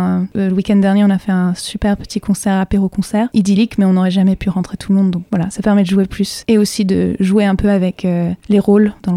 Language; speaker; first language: French; native; French